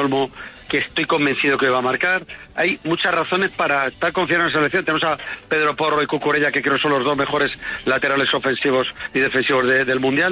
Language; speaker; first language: Spanish; native; Spanish